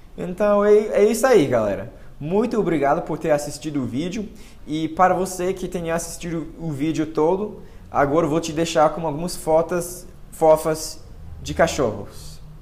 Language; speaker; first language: Portuguese; non-native, fluent; English